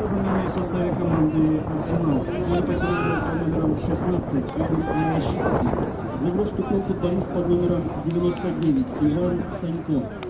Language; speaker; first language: Russian; native; Russian